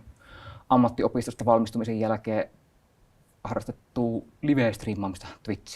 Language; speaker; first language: Finnish; native; Finnish